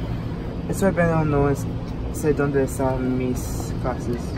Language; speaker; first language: Spanish; non-native, learner; English